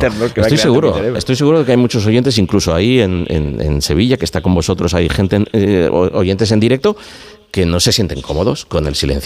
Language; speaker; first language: Spanish; native; Spanish